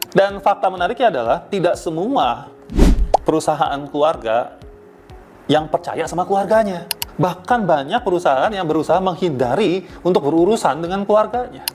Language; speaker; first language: Indonesian; native; Indonesian